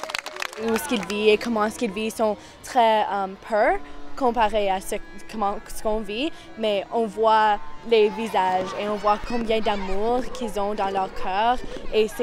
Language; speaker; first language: French; non-native, local second language; English